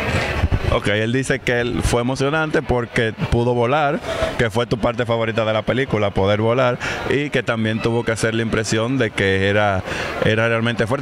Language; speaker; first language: Spanish; native; Spanish